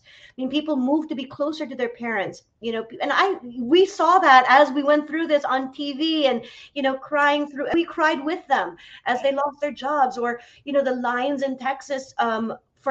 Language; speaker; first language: English; native; English